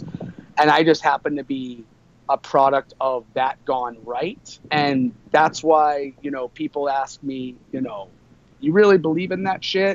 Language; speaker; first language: English; native; English